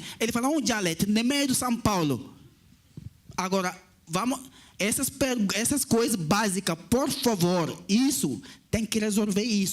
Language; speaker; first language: Portuguese; non-native, learner; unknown